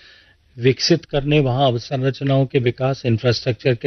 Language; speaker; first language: Hindi; native; Hindi